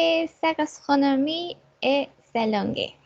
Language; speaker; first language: French; non-native, learner; Spanish